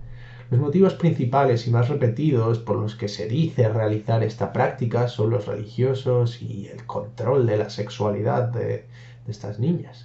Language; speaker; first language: Spanish; native; Spanish